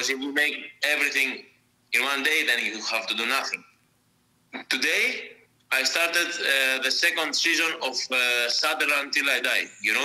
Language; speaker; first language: English; non-native, fluent; Greek